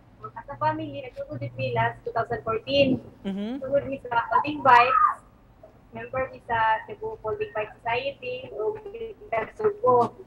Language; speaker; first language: Cebuano; native; Cebuano